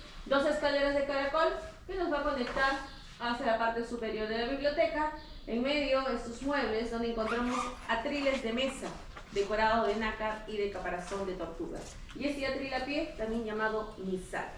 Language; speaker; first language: Spanish; native; Spanish